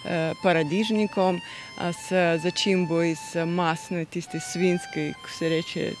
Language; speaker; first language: Slovenian; non-native, fluent; Russian